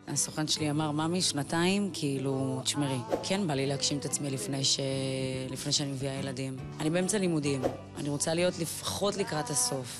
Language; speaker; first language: Hebrew; native; Hebrew